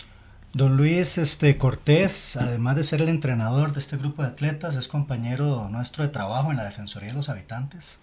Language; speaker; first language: Spanish; native; Spanish